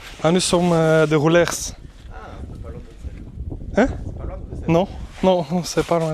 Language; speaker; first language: French; non-native, local second language; Dutch